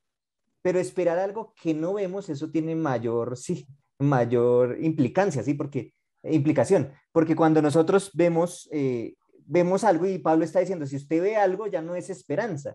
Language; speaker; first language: Spanish; native; Spanish